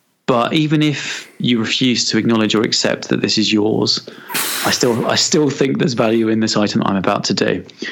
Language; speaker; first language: English; native; English